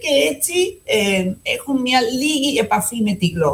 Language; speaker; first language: Greek; non-native, fluent; Spanish